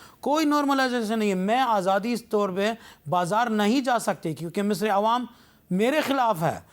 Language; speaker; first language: Urdu; non-native, fluent; Arabic